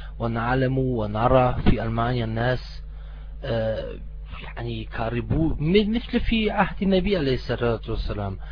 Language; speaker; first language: Arabic; non-native, fluent; German